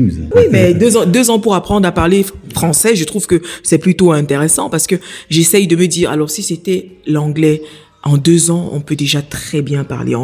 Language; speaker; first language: French; native; French